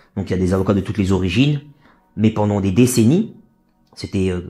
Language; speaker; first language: French; native; French